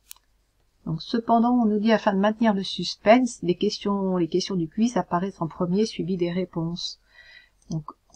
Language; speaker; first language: French; native; French